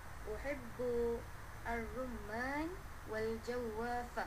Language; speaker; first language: Arabic; non-native, learner; Malay